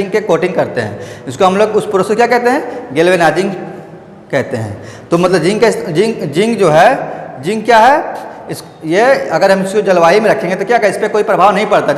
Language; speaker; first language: Hindi; native; Hindi